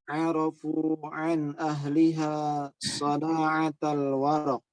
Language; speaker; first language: Arabic; non-native, learner; Indonesian